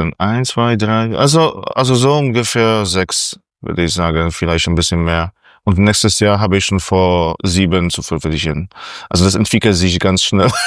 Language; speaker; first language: German; non-native, fluent; Polish